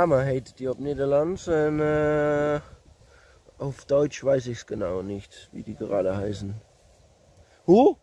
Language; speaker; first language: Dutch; non-native, learner; German